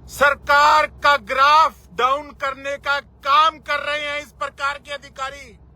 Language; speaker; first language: Hindi; non-native, local second language; Punjabi